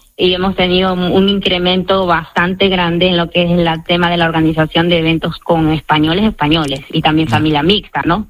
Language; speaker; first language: Spanish; native; Spanish